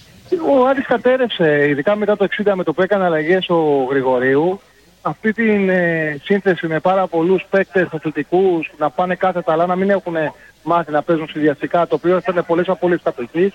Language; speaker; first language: Greek; native; Greek